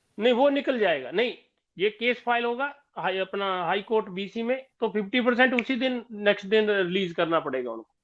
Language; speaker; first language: Hindi; non-native, local second language; Punjabi